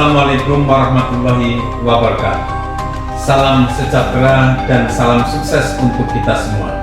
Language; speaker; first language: Indonesian; native; Indonesian